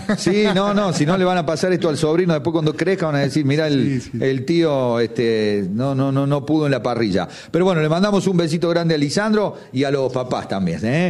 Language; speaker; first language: Spanish; native; Spanish